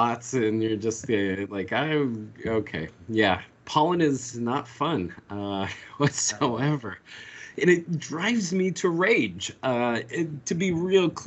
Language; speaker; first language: English; native; English